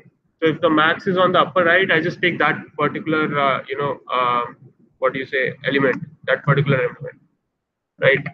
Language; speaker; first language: English; non-native, local second language; Hindi